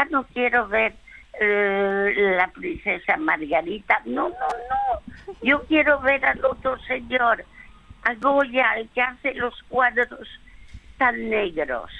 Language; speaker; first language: Spanish; early bilingual, other home language; French